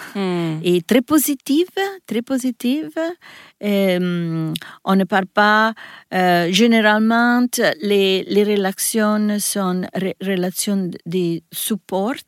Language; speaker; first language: French; non-native, learner; Italian